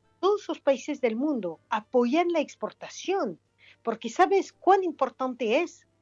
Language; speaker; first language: Spanish; non-native, fluent; French